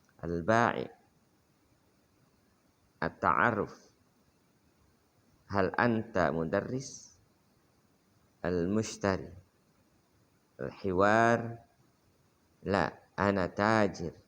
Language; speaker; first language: Arabic; non-native, fluent; Indonesian